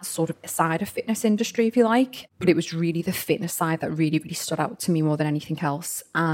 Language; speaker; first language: English; native; English